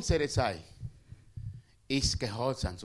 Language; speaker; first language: German; non-native, learner; Spanish